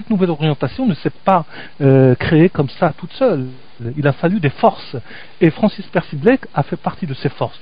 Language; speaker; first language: French; native; French